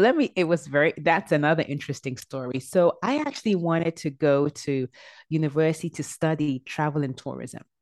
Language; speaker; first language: English; native; English